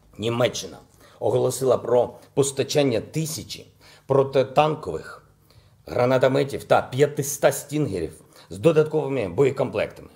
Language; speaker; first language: Ukrainian; non-native, local second language; Russian